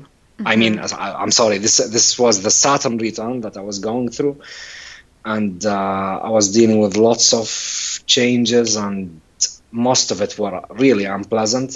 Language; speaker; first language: English; non-native, fluent; Arabic